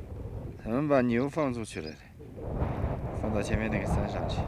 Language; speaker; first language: Chinese; native; Chinese